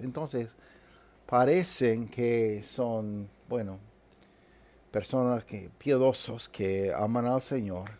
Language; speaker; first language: Spanish; non-native, fluent; English